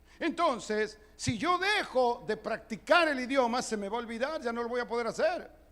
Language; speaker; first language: Spanish; early bilingual, other home language; Italian